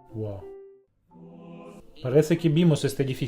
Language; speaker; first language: Spanish; non-native, fluent; Russian